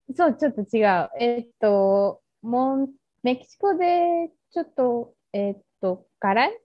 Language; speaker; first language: Japanese; non-native, fluent; Spanish